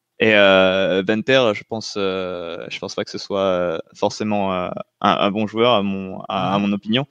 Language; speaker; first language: French; native; French